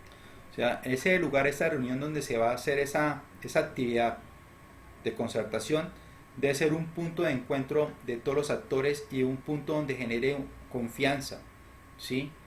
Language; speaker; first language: Spanish; native; Spanish